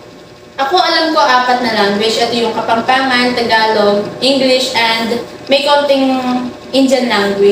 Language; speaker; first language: Filipino; non-native, local second language; Pampanga